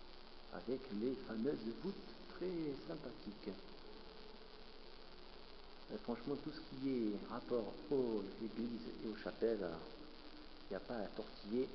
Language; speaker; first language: French; native; French